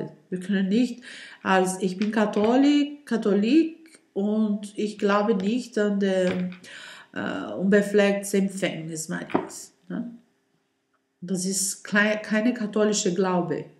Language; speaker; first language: German; non-native, learner; Portuguese